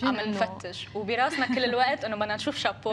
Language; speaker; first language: Arabic; native; Arabic